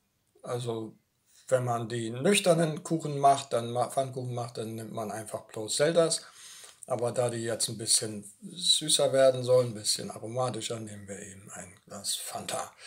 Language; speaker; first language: German; native; German